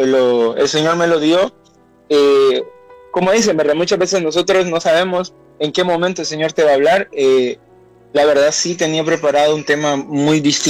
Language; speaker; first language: Spanish; native; Spanish